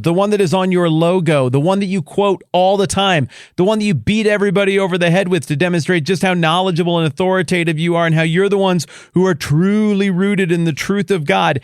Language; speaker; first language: English; native; English